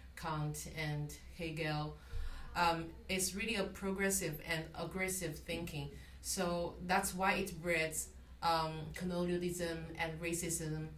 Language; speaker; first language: English; non-native, fluent; Chinese